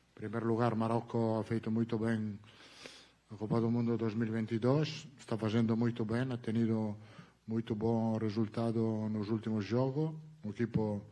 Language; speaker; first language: Portuguese; non-native, fluent; Italian